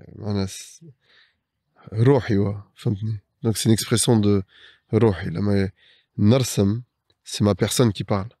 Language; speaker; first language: Arabic; early bilingual, other home language; French